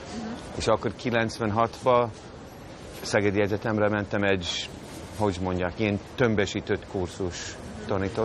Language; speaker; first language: Hungarian; non-native, fluent; English